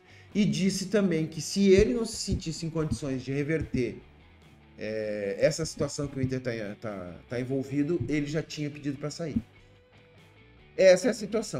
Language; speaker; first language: Portuguese; native; Portuguese